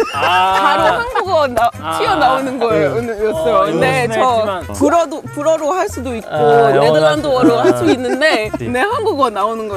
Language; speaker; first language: Korean; non-native, fluent; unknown